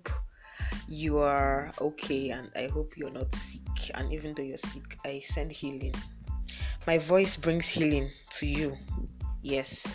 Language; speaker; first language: English; non-native, local second language; Igbo